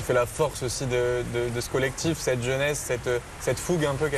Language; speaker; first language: French; native; French